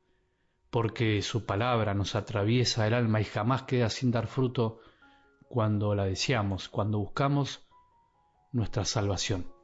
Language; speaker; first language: Spanish; native; Spanish